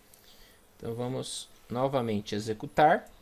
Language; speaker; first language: Portuguese; native; Portuguese